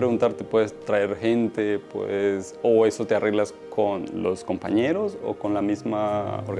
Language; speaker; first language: Spanish; native; Spanish